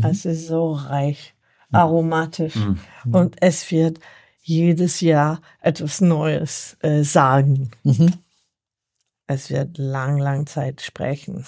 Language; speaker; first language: German; non-native, learner; French